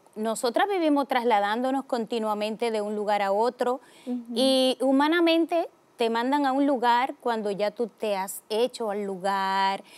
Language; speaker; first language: Spanish; native; Spanish